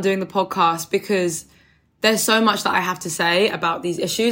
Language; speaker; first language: English; native; English